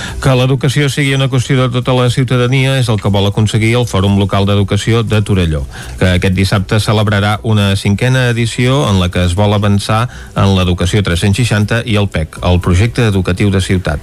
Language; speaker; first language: Catalan; native; Catalan